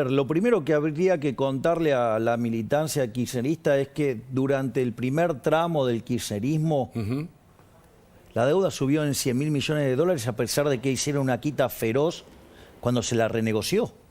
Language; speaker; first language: Spanish; native; Spanish